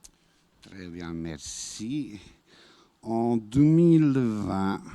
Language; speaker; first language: French; non-native, fluent; Bosnian